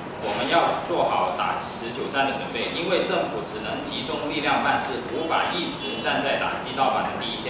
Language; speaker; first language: Chinese; native; Chinese